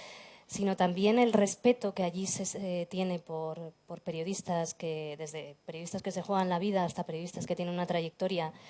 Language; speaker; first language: Spanish; native; Spanish